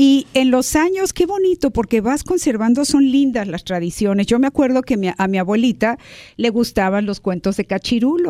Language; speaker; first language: Spanish; native; Spanish